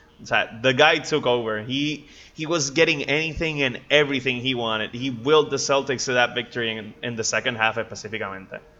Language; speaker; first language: English; non-native, local second language; Spanish